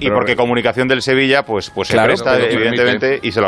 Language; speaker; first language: Spanish; native; Spanish